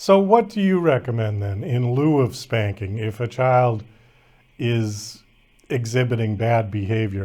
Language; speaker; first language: English; native; English